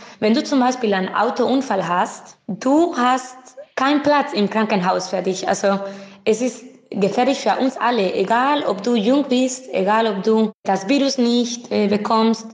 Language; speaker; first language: German; non-native, fluent; Spanish